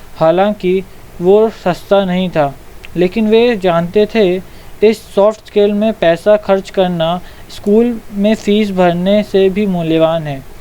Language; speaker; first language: Hindi; native; Hindi